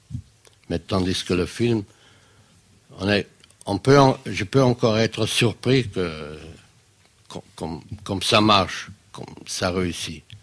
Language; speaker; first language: French; non-native, fluent; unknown